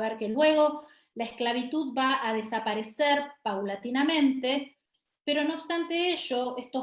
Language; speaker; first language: Spanish; native; Spanish